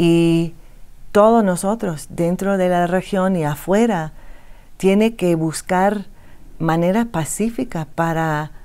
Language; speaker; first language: Spanish; non-native, fluent; English